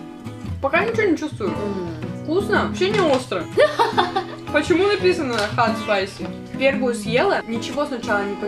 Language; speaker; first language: Russian; native; Russian